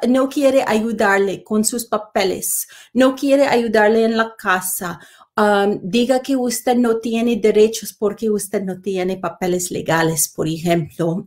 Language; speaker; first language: Spanish; non-native, learner; English